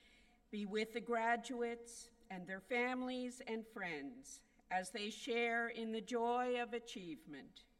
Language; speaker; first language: English; native; English